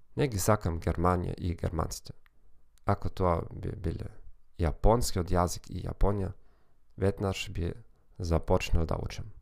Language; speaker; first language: Macedonian; non-native, learner; German